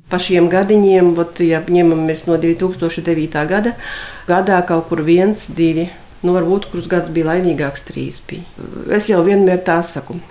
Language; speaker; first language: Latvian; native; Latvian